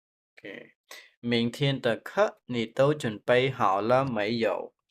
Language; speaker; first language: Chinese; non-native, fluent; Khmer